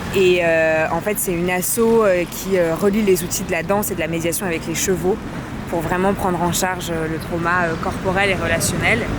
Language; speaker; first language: French; native; French